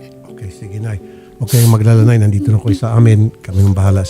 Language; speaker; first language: Filipino; native; Filipino